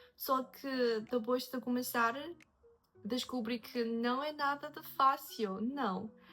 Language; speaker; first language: Portuguese; non-native, fluent; Chinese